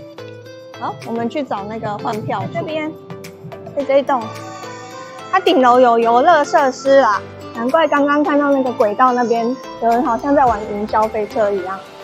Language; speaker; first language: Chinese; native; Chinese